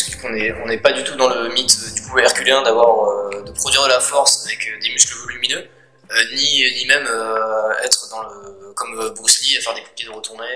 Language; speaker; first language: French; native; French